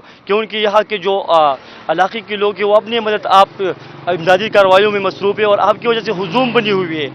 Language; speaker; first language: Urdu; non-native, local second language; Pashto